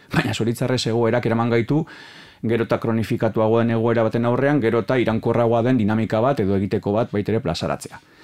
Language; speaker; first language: Basque; native; Basque